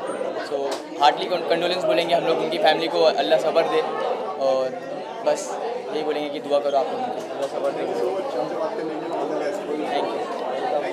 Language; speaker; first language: Hindi; native; Hindi